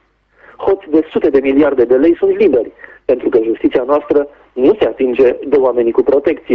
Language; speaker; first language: Romanian; native; Romanian